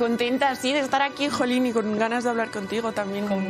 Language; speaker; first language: Spanish; native; Spanish